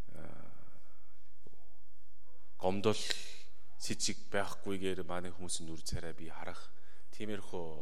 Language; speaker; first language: Mongolian; non-native, fluent; Korean